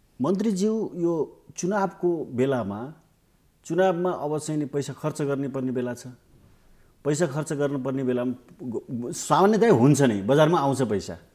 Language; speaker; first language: Nepali; native; Nepali